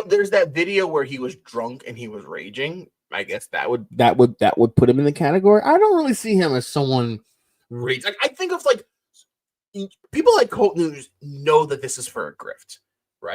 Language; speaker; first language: English; native; English